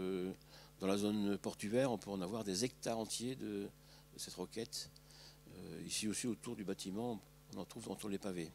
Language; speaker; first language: French; native; French